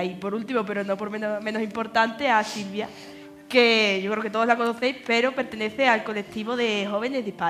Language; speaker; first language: Spanish; native; Spanish